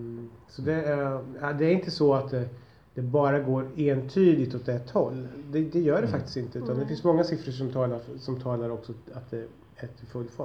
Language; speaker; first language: Swedish; native; Swedish